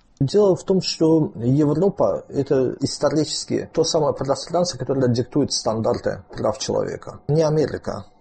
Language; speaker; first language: Russian; non-native, local second language; Azerbaijani